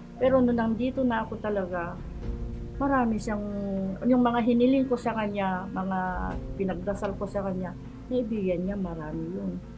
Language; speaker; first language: Filipino; non-native, local second language; Iloko